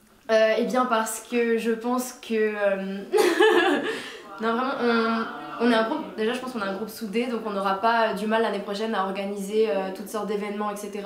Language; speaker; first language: French; native; French